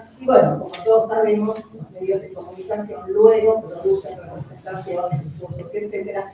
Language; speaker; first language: Spanish; native; Spanish